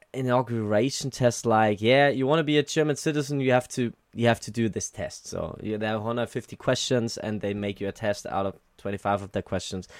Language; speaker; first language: English; non-native, fluent; German